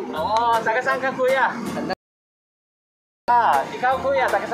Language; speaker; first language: Filipino; non-native, learner; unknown